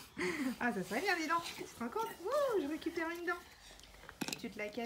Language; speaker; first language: French; native; French